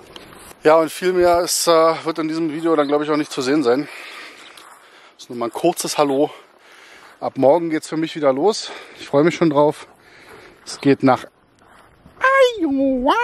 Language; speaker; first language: German; native; German